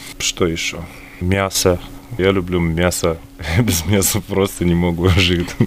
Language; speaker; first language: Russian; early bilingual, other home language; Arabic